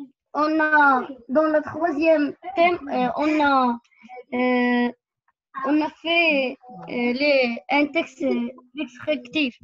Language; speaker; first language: French; non-native, learner; Arabic